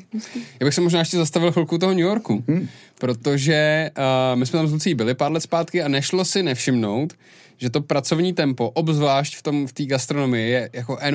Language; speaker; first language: Czech; native; Czech